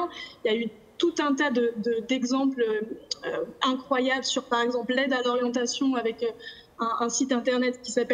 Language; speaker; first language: French; native; French